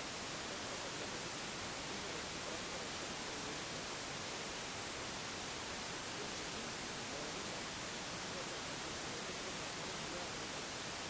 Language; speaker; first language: Russian; native; Russian